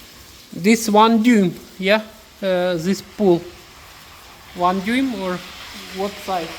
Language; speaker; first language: English; non-native, learner; Ukrainian